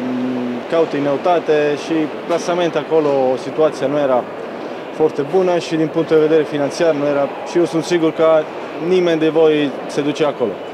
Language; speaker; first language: Romanian; non-native, fluent; Italian